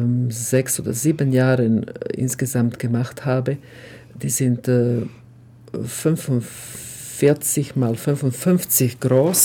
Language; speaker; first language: German; non-native, fluent; Croatian